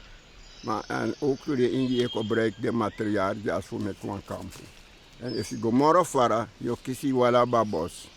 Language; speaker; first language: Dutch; non-native, local second language; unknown